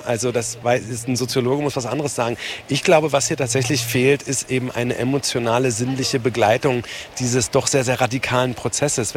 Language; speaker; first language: German; native; German